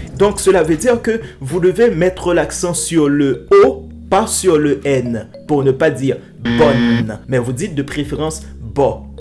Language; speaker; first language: French; non-native, local second language; Haitian Creole